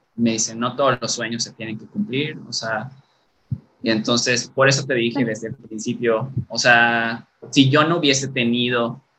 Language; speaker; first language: Spanish; native; Spanish